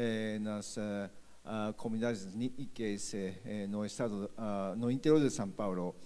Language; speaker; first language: Portuguese; non-native, fluent; Japanese